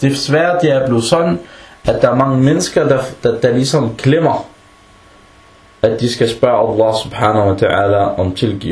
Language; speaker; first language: Danish; early bilingual, other home language; Arabic